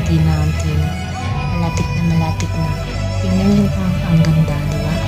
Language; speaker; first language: Filipino; non-native, local second language; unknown